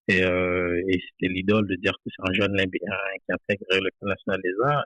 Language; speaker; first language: French; non-native, local second language; Haitian Creole